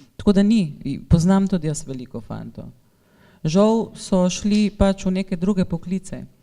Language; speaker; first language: Slovenian; native; Slovenian